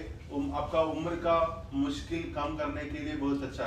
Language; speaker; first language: Hindi; non-native, fluent; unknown